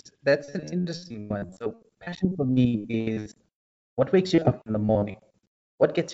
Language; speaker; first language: English; native; English